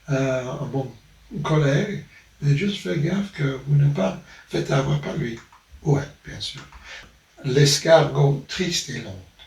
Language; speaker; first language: French; non-native, fluent; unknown